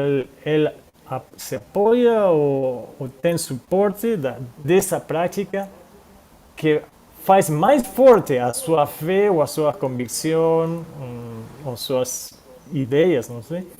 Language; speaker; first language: Portuguese; non-native, fluent; Spanish